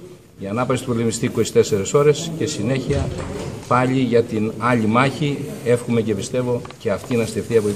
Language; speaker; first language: Greek; native; Greek